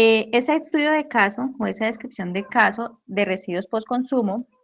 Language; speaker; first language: Spanish; native; Spanish